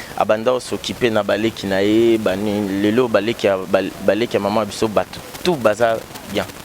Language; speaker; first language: Lingala; native; Lingala